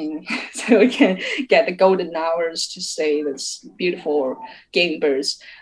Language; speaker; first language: English; non-native, fluent; Chinese